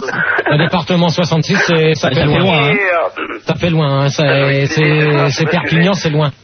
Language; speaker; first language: French; native; French